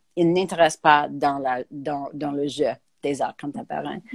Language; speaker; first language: French; native; French